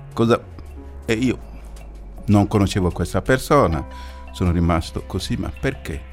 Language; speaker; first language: Italian; non-native, fluent; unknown